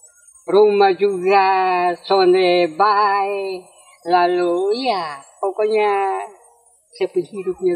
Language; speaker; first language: Indonesian; non-native, local second language; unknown